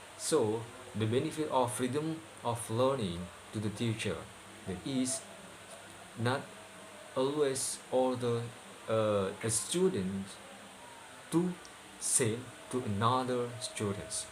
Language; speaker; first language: English; non-native, learner; Indonesian